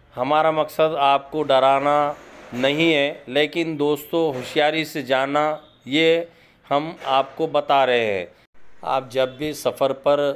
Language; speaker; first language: Hindi; non-native, local second language; Marathi